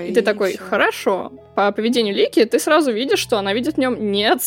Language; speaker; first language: Russian; native; Russian